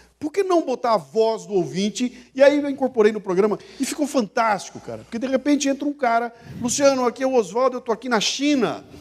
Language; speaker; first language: Portuguese; native; Portuguese